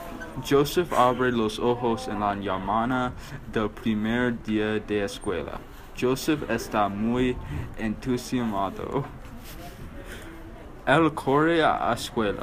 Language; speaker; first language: Spanish; non-native, learner; English